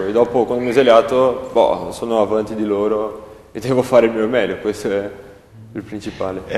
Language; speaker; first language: Italian; non-native, learner; Portuguese